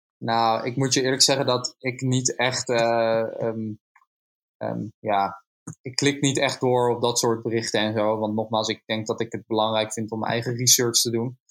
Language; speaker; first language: Dutch; native; Dutch